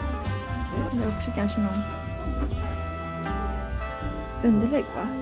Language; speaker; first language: Swedish; non-native, learner; Japanese